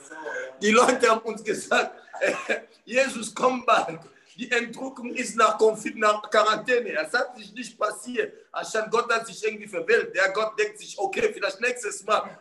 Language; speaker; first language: German; non-native, fluent; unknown